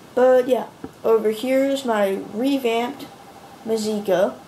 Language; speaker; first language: English; native; English